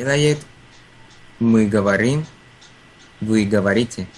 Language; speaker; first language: Russian; non-native, learner; Spanish